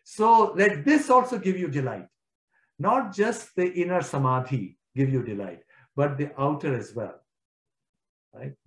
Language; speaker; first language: English; non-native, local second language; Kashmiri